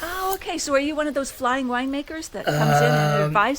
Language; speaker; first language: English; native; English